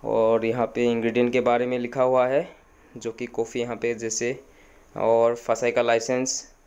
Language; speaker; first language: Hindi; native; Hindi